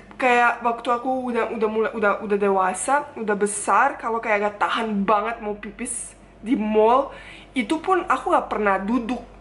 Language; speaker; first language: Indonesian; non-native, fluent; Bosnian